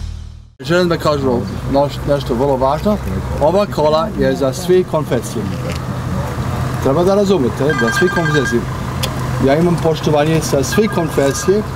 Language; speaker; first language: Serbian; early bilingual, heritage; Serbian